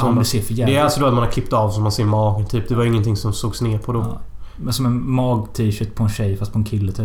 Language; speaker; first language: Swedish; native; Swedish